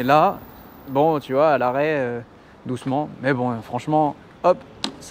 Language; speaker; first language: French; native; French